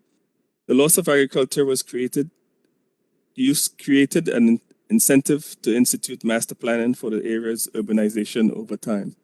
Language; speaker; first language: English; native; English